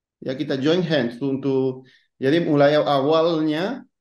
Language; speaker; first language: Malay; non-native, fluent; Spanish